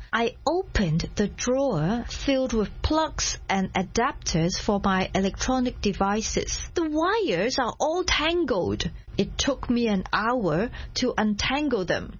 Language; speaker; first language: English; non-native, local second language; Cantonese